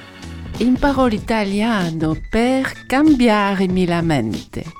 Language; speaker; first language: Italian; non-native, learner; French